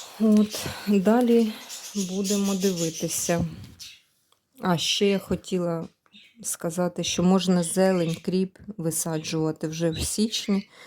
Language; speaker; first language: Ukrainian; native; Ukrainian